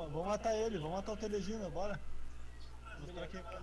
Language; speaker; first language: Portuguese; native; Portuguese